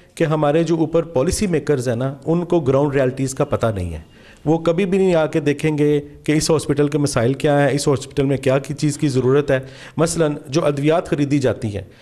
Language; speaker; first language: Urdu; non-native, local second language; Punjabi